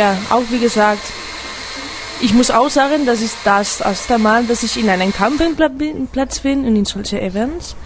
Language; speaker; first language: German; non-native, fluent; Spanish